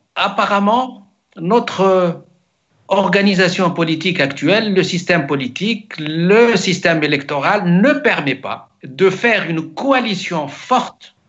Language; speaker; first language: French; non-native, local second language; Arabic